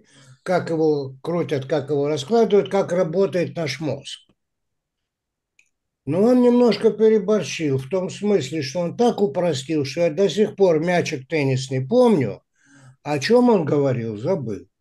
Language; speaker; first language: Russian; native; Russian